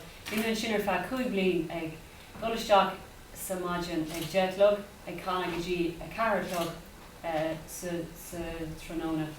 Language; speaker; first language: Irish; non-native, local second language; English